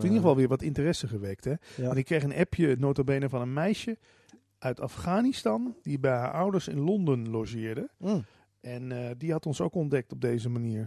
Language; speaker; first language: Dutch; native; Dutch